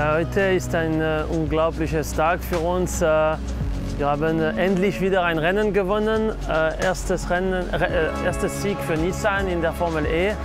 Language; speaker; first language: German; non-native, local second language; French